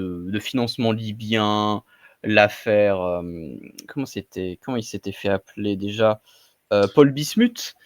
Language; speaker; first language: French; native; French